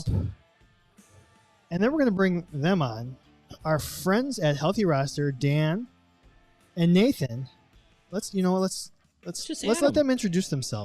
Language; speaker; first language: English; native; English